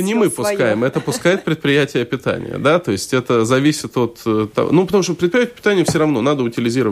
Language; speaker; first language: Russian; native; Russian